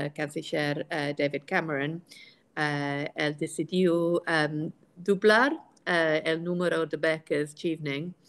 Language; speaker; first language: Spanish; non-native, fluent; English